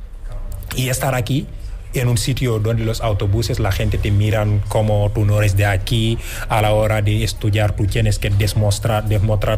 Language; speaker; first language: Spanish; non-native, fluent; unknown